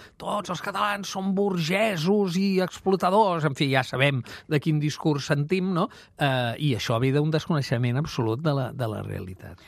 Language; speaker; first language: Catalan; native; Catalan